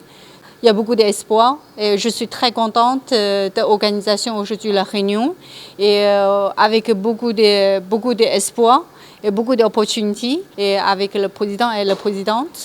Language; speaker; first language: French; non-native, learner; Chinese